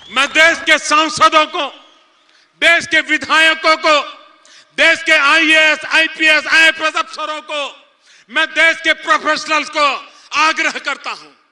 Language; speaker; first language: Hindi; non-native, local second language; Gujarati